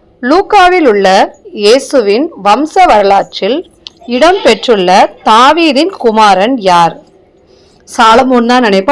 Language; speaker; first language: Tamil; native; Tamil